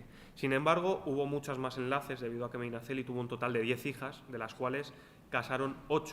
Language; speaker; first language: Spanish; native; Spanish